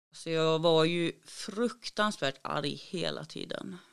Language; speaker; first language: Swedish; native; Swedish